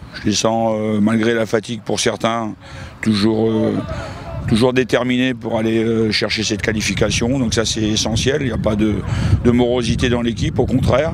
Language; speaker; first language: French; native; French